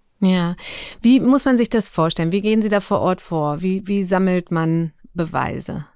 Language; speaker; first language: German; native; German